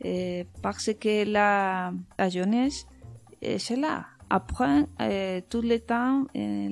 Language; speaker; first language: French; non-native, learner; Spanish